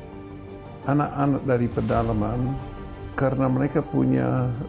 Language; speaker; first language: Indonesian; non-native, fluent; English